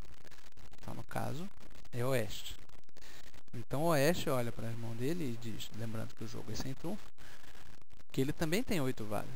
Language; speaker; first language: Portuguese; native; Portuguese